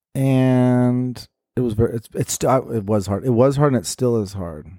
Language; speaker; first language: English; native; English